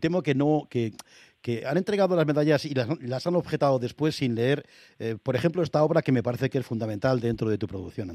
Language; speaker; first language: Spanish; native; Spanish